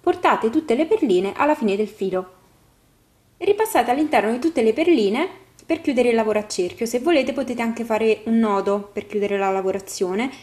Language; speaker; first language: Italian; native; Italian